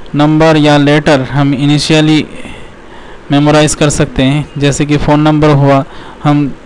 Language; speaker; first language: Hindi; non-native, local second language; Bangla